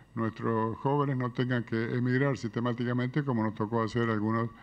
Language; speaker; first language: Spanish; native; Spanish